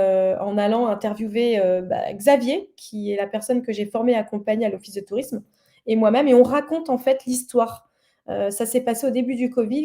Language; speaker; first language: French; native; French